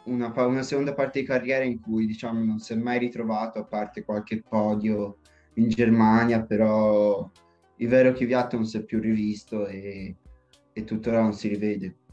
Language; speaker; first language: Italian; native; Italian